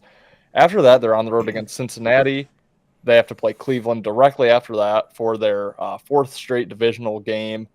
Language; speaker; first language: English; native; English